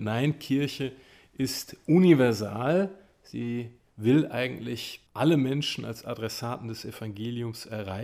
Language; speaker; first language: German; native; German